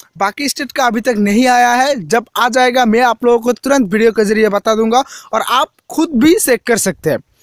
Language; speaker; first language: Hindi; non-native, local second language; Assamese